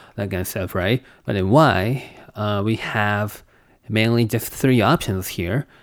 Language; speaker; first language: English; non-native, fluent; Japanese